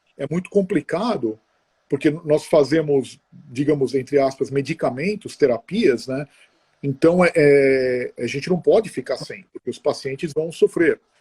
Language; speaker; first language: Portuguese; non-native, fluent; Italian